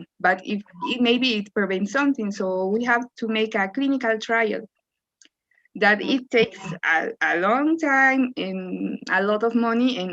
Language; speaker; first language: English; non-native, learner; Spanish